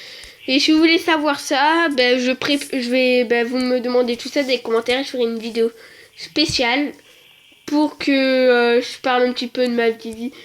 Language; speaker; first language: French; native; French